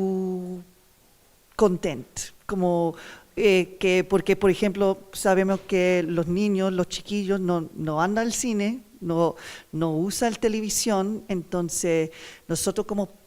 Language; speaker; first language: Spanish; non-native, learner; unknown